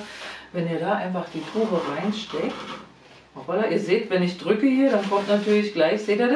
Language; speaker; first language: German; native; German